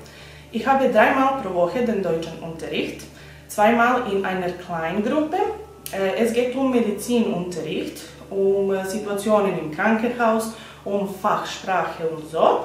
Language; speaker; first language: German; non-native, fluent; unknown